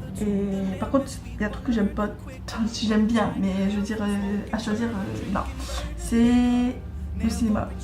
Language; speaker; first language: French; native; French